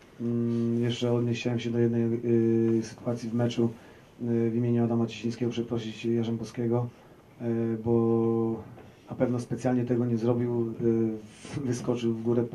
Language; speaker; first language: Polish; native; Polish